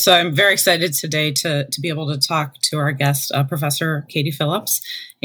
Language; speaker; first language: English; native; English